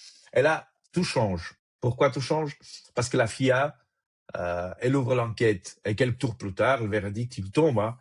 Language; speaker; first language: French; native; French